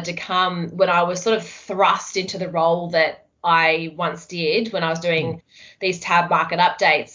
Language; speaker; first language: English; native; English